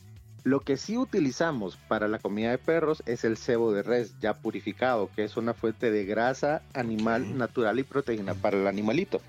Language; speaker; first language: Spanish; native; Spanish